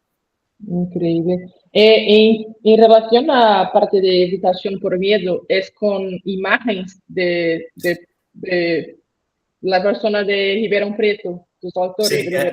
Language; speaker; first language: Spanish; non-native, learner; Portuguese